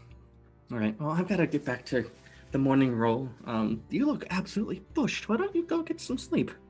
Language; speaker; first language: English; native; English